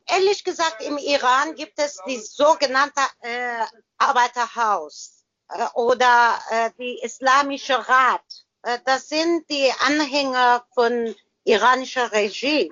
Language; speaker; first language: German; non-native, learner; Persian